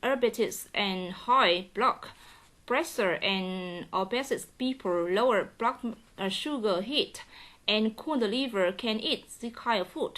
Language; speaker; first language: English; non-native, learner; Vietnamese